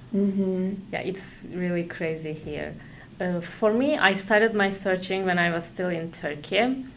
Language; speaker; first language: English; non-native, fluent; Turkish